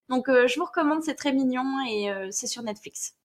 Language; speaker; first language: French; native; French